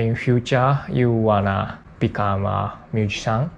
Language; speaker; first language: English; non-native, learner; Japanese